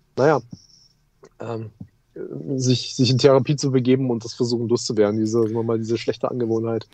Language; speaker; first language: German; native; German